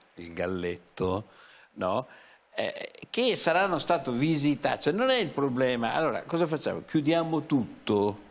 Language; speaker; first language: Italian; native; Italian